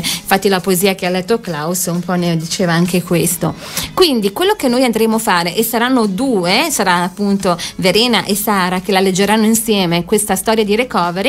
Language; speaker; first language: Italian; native; Italian